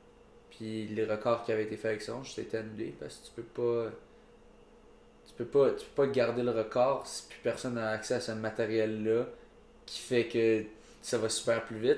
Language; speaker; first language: French; native; French